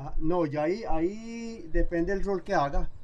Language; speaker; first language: Spanish; native; Spanish